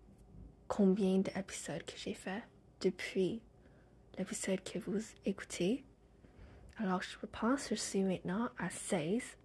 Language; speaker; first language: French; non-native, fluent; English